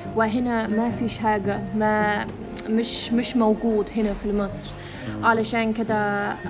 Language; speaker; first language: Arabic; non-native, learner; English